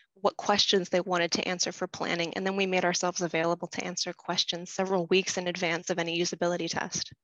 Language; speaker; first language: English; native; English